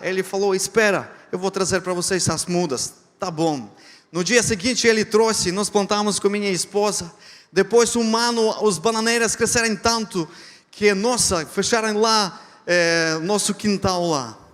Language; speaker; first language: Portuguese; non-native, fluent; Ukrainian